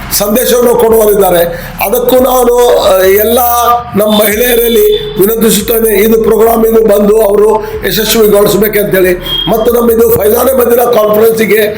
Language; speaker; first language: Kannada; non-native, local second language; Urdu